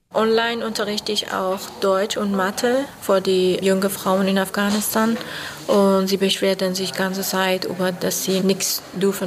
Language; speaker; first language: German; non-native, fluent; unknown